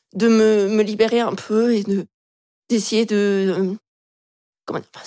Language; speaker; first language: French; native; French